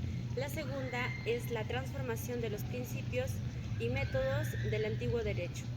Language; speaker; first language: Spanish; native; Spanish